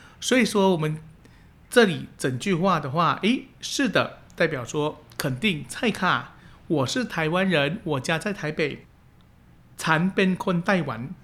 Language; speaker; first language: Chinese; early bilingual, heritage; Chinese